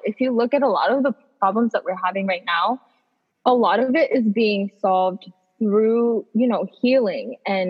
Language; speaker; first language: English; native; English